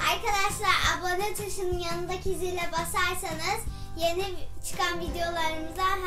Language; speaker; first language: Turkish; early bilingual, heritage; Turkish